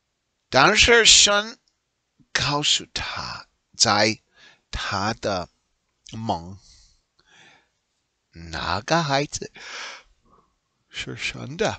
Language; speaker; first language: Chinese; non-native, learner; English